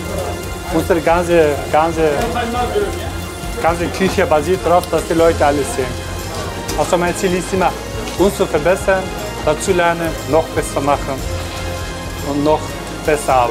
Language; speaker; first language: German; non-native, fluent; Turkish